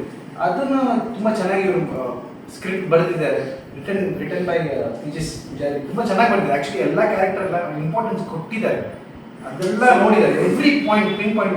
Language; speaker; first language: Kannada; non-native, local second language; Tulu